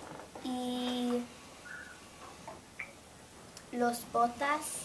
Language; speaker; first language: Spanish; non-native, learner; English